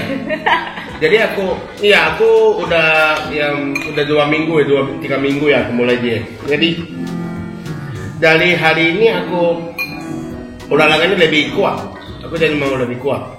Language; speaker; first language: Indonesian; non-native, learner; Japanese